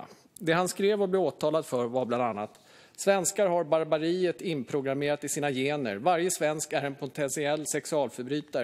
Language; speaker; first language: Swedish; native; Swedish